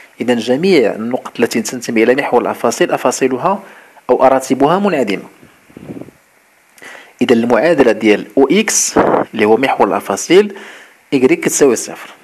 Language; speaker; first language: Arabic; native; Arabic